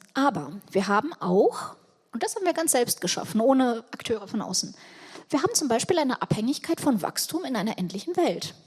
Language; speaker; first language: German; early bilingual, other home language; Russian